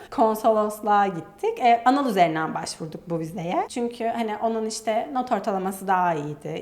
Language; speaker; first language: Turkish; native; Turkish